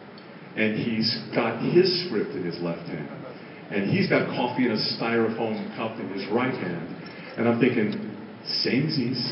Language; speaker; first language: English; native; English